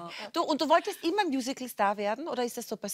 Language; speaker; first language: German; native; German